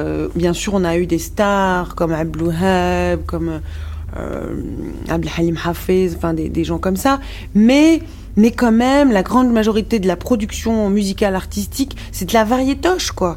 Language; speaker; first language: French; non-native, local second language; Arabic